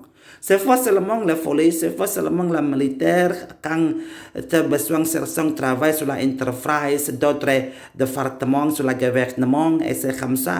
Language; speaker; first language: French; non-native, learner; Indonesian